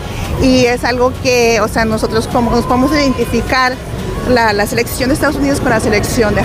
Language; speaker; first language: Spanish; early bilingual, heritage; Spanish